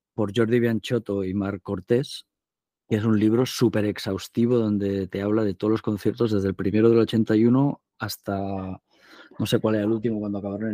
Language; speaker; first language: Spanish; native; Spanish